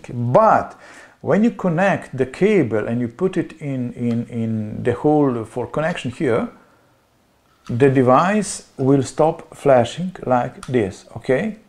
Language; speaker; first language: English; non-native, learner; Slovenian